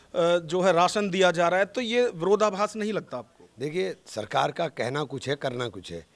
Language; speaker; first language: Hindi; native; Hindi